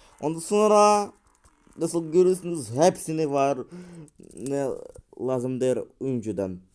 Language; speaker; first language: Turkish; non-native, learner; Russian